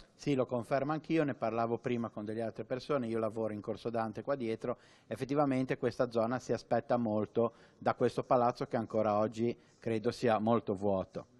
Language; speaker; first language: Italian; native; Italian